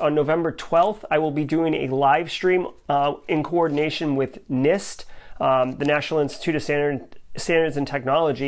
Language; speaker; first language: English; native; English